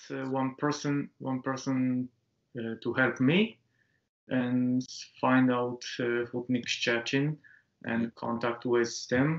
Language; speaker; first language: English; non-native, learner; Japanese